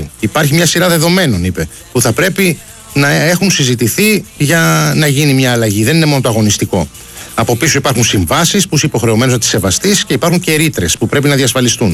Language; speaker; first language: Greek; native; Greek